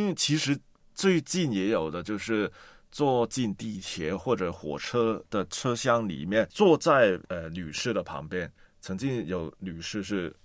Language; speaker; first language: Chinese; non-native, local second language; Cantonese